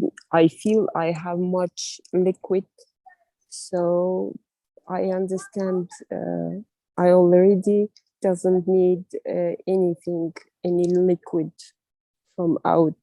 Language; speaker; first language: English; non-native, learner; Russian